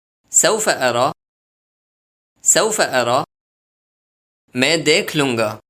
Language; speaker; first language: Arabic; non-native, fluent; Urdu